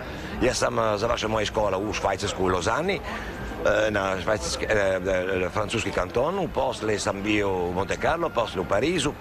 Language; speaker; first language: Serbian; non-native, learner; Italian